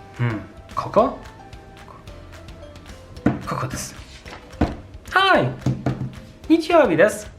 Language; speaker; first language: Japanese; non-native, fluent; Polish